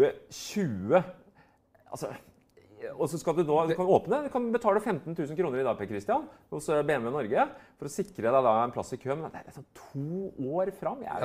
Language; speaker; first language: Norwegian; native; Norwegian